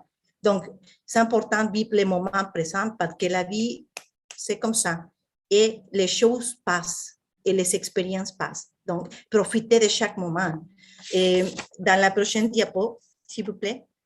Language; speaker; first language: French; non-native, fluent; Spanish